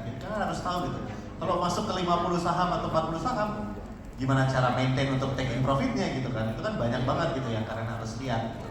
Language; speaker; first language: Indonesian; native; Indonesian